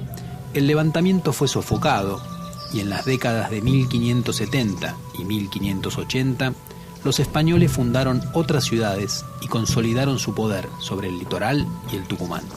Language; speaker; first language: Spanish; native; Spanish